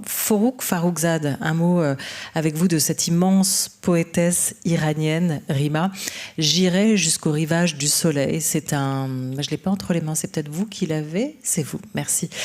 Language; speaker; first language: French; native; French